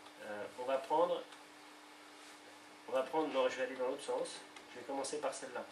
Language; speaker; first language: French; native; French